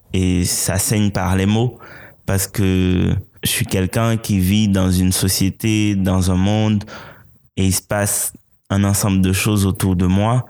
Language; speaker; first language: French; non-native, local second language; Haitian Creole